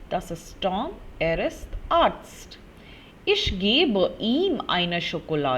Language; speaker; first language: German; non-native, fluent; Hindi